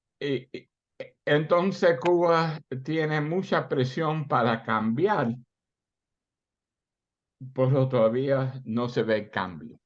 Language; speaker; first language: Spanish; early bilingual, heritage; Spanish